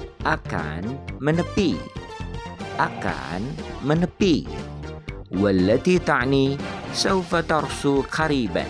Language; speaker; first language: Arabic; non-native, fluent; Indonesian